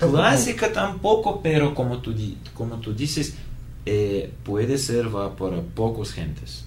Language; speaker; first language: Spanish; non-native, learner; Russian